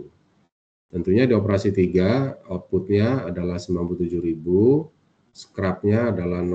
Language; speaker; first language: Indonesian; native; Indonesian